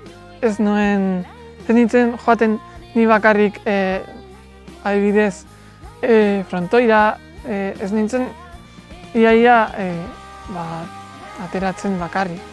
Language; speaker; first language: Basque; non-native, local second language; Spanish